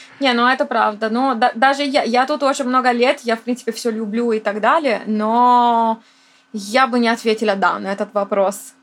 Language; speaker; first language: Russian; non-native, fluent; Italian